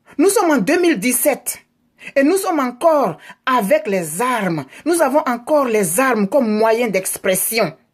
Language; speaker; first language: French; native; French